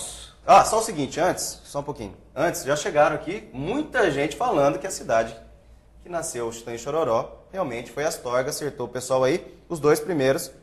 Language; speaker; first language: Portuguese; native; Portuguese